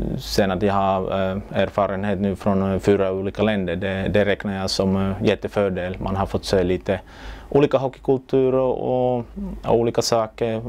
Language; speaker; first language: Swedish; non-native, local second language; Finnish